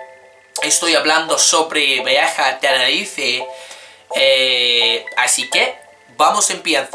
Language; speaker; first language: Spanish; non-native, learner; English